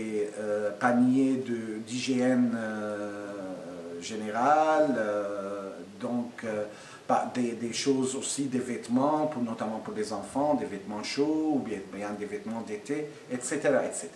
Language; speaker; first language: French; non-native, fluent; Arabic